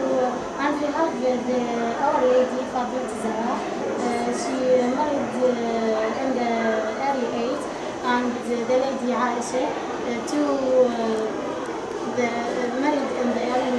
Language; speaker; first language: English; non-native, learner; Arabic